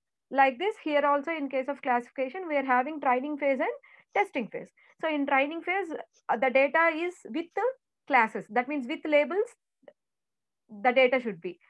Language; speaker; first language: English; non-native, local second language; Telugu